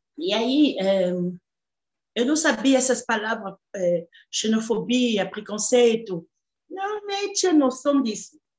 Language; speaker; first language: Portuguese; non-native, fluent; Lingala